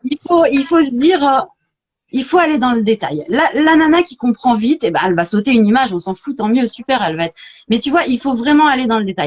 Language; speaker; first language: French; native; French